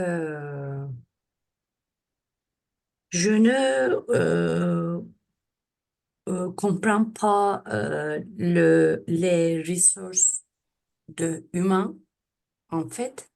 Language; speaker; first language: French; non-native, learner; Turkish